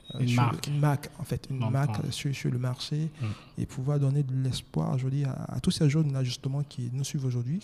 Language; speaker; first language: French; non-native, local second language; Baoulé